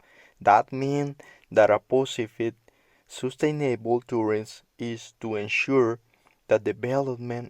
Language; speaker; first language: English; non-native, learner; Spanish